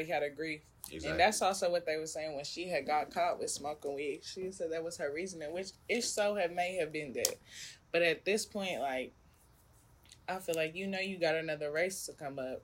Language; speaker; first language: English; native; English